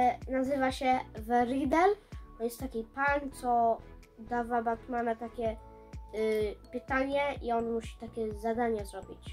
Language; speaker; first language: Polish; early bilingual, heritage; Polish